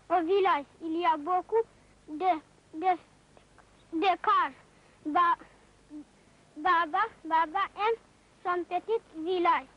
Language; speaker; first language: French; non-native, learner; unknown